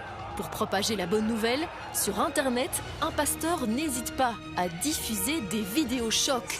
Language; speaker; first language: French; native; French